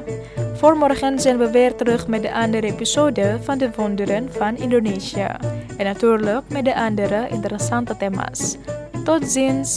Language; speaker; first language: Dutch; non-native, fluent; Indonesian